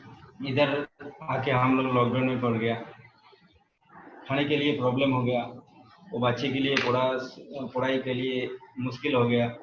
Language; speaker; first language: Hindi; non-native, local second language; Bangla